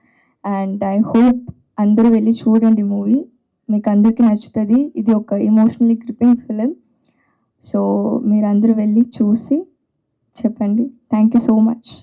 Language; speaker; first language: Telugu; non-native, learner; Tamil